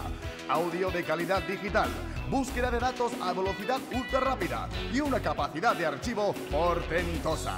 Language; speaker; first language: Spanish; native; Spanish